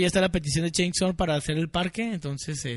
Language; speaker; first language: Spanish; native; Spanish